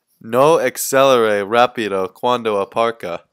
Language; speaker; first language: Spanish; non-native, learner; English